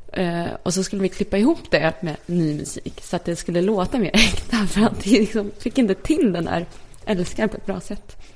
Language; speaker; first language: Swedish; early bilingual, other home language; Polish